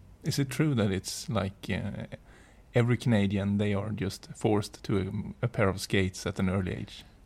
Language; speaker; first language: English; non-native, fluent; Swedish